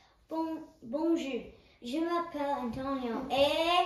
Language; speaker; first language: French; non-native, learner; English